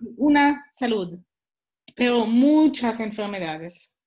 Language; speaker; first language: Spanish; non-native, learner; Swiss German